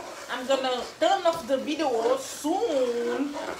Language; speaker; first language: English; non-native, learner; Wolof